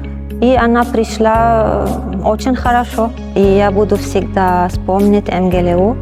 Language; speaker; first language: Russian; non-native, learner; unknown